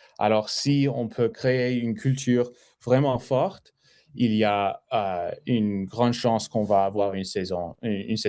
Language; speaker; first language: French; non-native, fluent; English